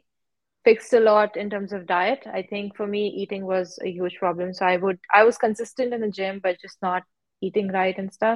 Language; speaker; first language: English; non-native, local second language; Hindi